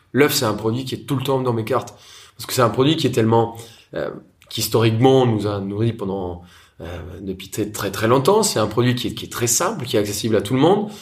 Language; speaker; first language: French; non-native, fluent; Spanish